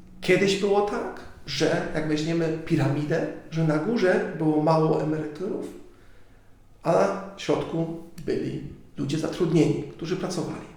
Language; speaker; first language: Polish; early bilingual, heritage; Polish